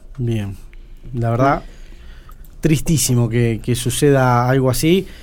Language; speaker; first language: Spanish; native; Spanish